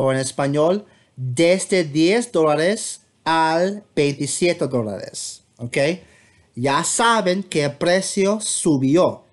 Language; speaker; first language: Spanish; non-native, fluent; English